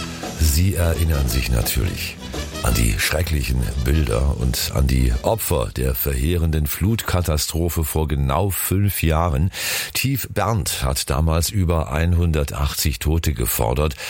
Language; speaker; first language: German; native; German